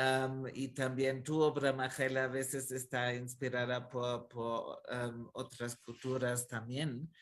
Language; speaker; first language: Spanish; non-native, fluent; German